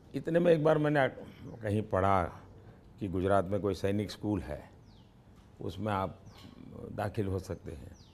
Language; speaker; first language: Hindi; non-native, local second language; Gujarati